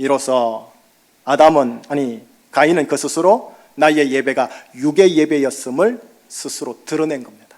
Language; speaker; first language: Korean; native; Korean